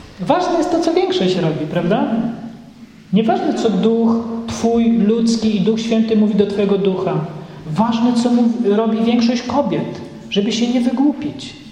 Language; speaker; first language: Polish; native; Polish